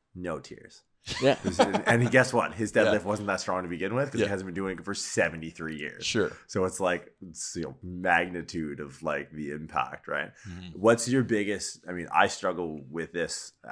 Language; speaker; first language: English; native; English